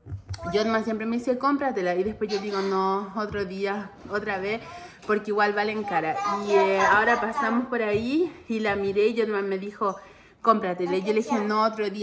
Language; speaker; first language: Spanish; native; Spanish